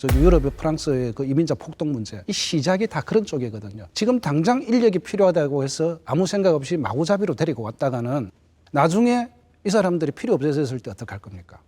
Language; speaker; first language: Korean; native; Korean